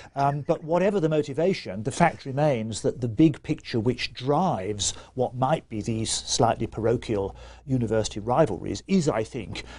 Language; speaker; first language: English; native; English